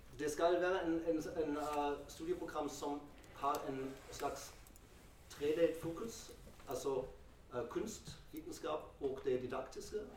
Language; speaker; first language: Norwegian; non-native, fluent; German